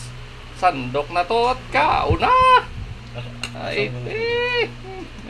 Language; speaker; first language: Filipino; non-native, local second language; Hiligaynon